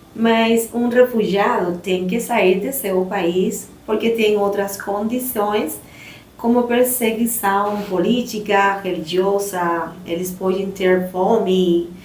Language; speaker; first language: Portuguese; non-native, learner; Spanish